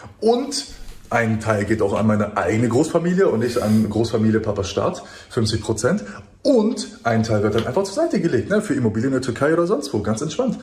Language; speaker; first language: German; early bilingual, other home language; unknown